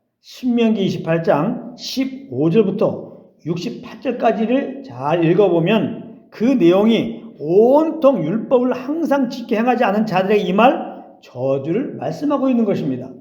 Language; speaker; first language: Korean; native; Korean